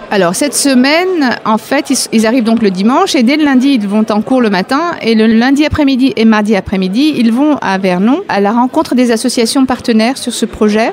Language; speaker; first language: French; native; French